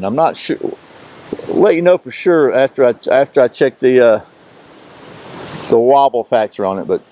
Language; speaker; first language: English; native; English